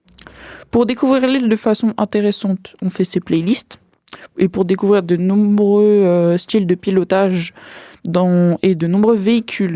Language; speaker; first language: French; native; French